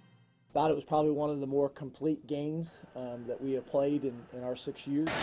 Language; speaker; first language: English; native; English